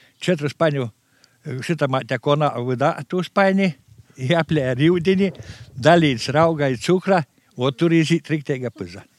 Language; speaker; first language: Latvian; native; Latvian